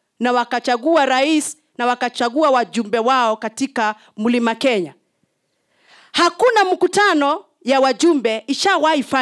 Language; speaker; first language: Swahili; non-native, local second language; Kikuyu